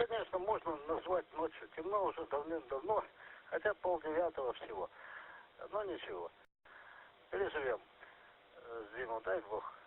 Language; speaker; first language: Russian; native; Russian